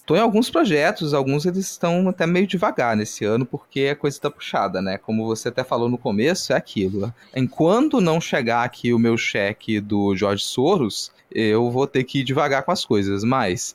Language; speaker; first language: Portuguese; native; Portuguese